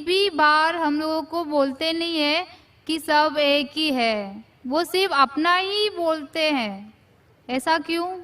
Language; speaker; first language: Hindi; non-native, local second language; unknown